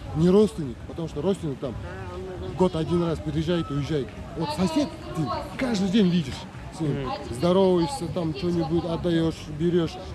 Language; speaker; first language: Russian; non-native, local second language; Kazakh